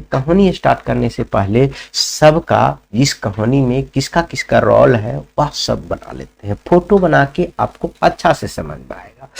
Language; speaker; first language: Hindi; native; Hindi